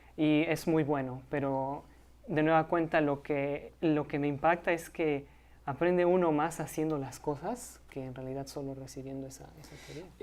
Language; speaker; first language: Spanish; native; Spanish